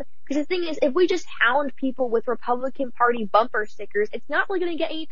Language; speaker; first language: English; native; English